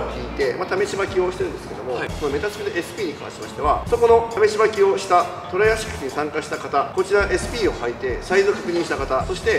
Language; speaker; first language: Japanese; native; Japanese